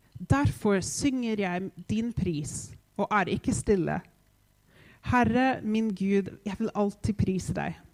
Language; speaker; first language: Norwegian; non-native, fluent; English